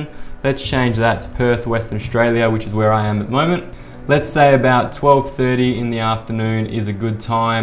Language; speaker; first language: English; native; English